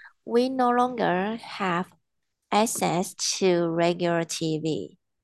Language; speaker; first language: English; non-native, learner; Chinese